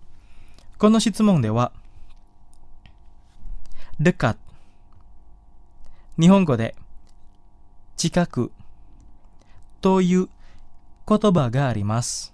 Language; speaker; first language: Japanese; non-native, fluent; Indonesian